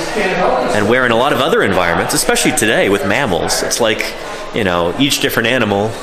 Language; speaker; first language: English; native; English